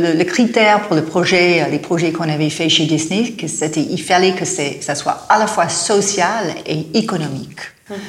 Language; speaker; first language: French; non-native, fluent; English